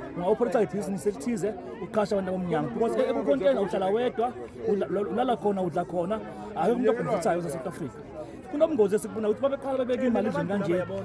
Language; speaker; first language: Zulu; native; Zulu